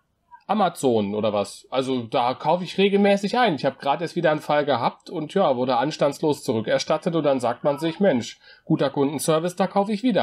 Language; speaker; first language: German; native; German